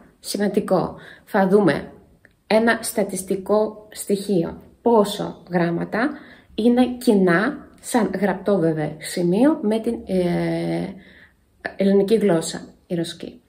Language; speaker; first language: Greek; non-native, fluent; Russian